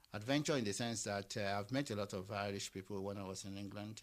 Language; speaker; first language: English; non-native, local second language; Yoruba